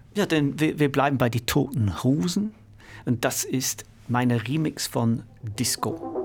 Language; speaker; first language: German; non-native, fluent; English